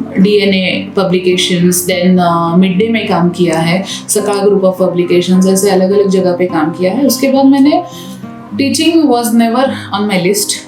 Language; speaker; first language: Hindi; native; Hindi